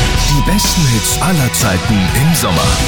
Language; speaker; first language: German; native; German